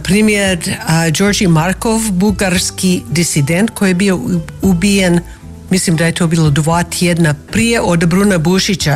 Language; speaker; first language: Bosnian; non-native, fluent; English